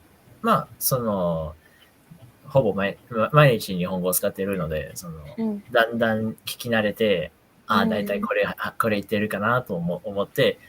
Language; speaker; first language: Japanese; non-native, fluent; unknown